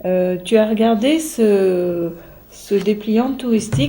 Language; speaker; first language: French; native; French